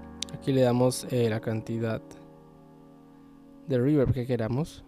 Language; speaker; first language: Spanish; native; Spanish